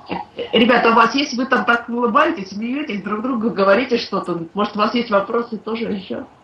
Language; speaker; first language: Russian; native; Russian